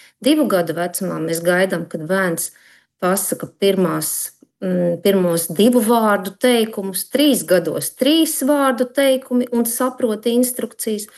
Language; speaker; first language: Latvian; native; Latvian